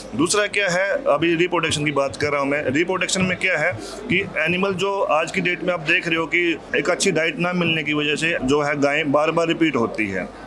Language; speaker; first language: Hindi; native; Hindi